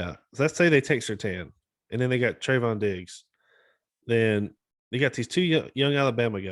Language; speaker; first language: English; native; English